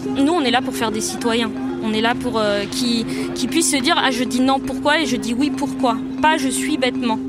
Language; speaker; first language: French; native; French